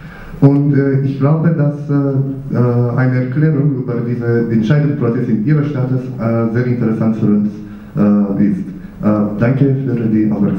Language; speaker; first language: German; non-native, learner; Romanian